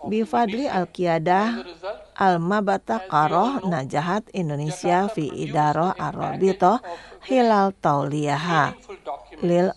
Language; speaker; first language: Arabic; non-native, fluent; Indonesian